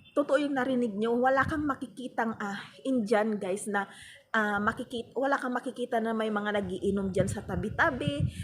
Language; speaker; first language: Filipino; non-native, local second language; Iloko